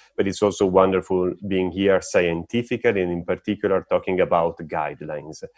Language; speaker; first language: English; non-native, fluent; Italian